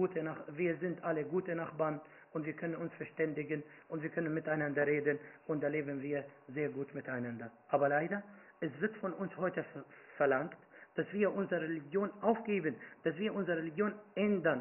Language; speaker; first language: German; non-native, fluent; Arabic